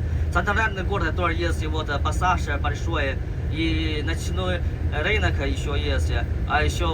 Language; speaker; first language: Russian; non-native, learner; Chinese